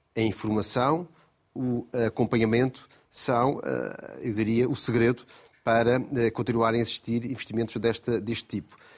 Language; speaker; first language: Portuguese; native; Portuguese